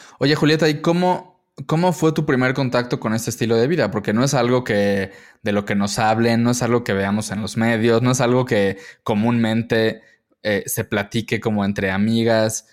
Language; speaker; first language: Spanish; native; Spanish